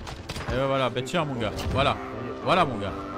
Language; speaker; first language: French; native; French